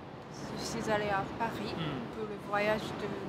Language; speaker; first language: French; non-native, fluent; Japanese